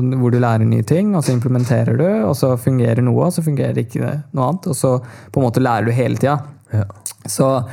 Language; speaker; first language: Norwegian; early bilingual, other home language; Tamil